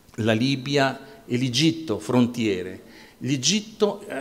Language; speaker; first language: Italian; non-native, fluent; Arabic